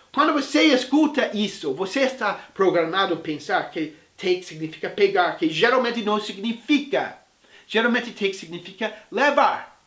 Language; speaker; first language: Portuguese; non-native, fluent; English